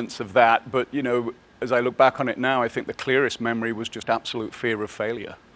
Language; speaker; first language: English; native; English